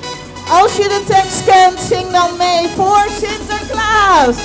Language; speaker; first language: Dutch; native; Dutch